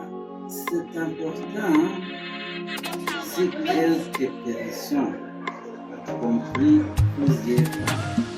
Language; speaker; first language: French; non-native, learner; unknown